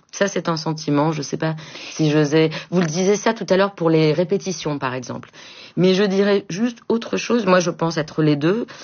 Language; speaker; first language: French; native; French